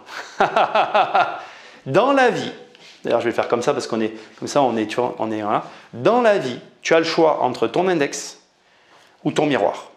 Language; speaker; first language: French; native; French